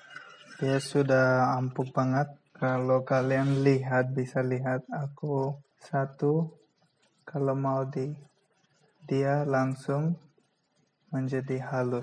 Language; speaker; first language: Indonesian; non-native, fluent; Bangla